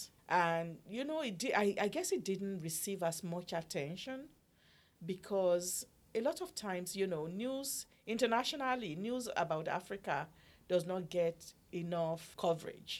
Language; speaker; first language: English; non-native, local second language; Yoruba